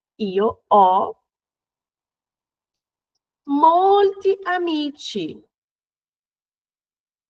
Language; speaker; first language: Italian; non-native, fluent; Portuguese